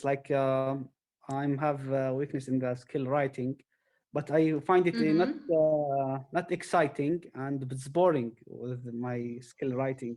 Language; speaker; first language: English; non-native, learner; Arabic